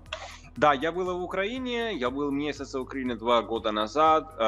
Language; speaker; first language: Russian; non-native, fluent; Italian